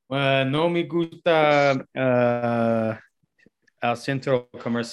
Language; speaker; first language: Spanish; non-native, learner; English